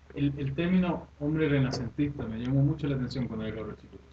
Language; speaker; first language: Spanish; non-native, fluent; Swedish